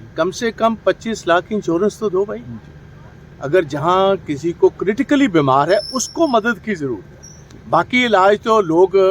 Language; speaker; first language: Hindi; non-native, local second language; Punjabi